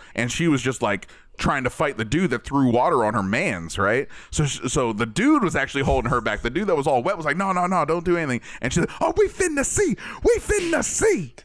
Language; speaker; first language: English; native; English